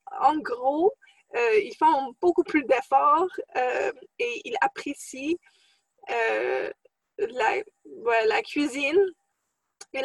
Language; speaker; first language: French; non-native, fluent; English